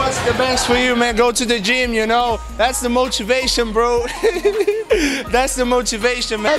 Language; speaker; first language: English; non-native, fluent; Portuguese